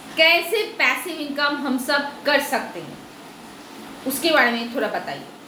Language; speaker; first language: Hindi; non-native, local second language; Bangla